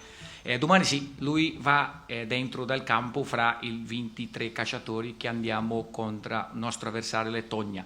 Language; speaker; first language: Italian; non-native, fluent; Portuguese